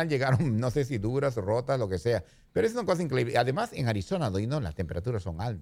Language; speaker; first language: Spanish; native; Spanish